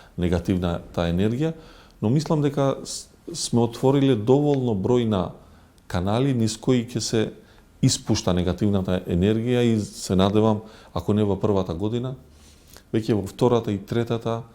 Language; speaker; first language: Macedonian; non-native, local second language; Albanian